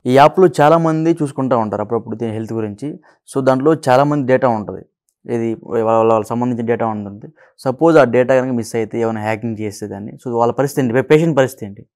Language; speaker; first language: Telugu; native; Telugu